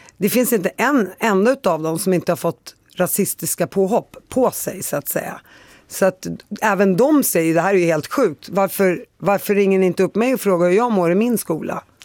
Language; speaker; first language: Swedish; early bilingual, other home language; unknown